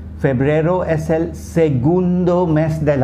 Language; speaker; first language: Spanish; non-native, fluent; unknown